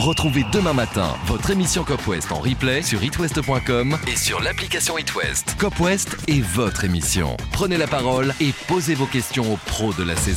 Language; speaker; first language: French; native; French